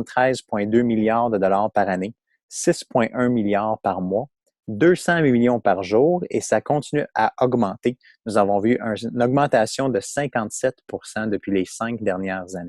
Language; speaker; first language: French; native; French